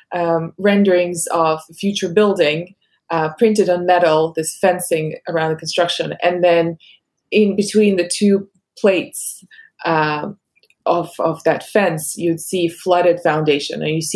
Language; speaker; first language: English; non-native, fluent; Russian